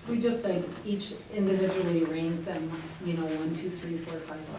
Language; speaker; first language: English; native; English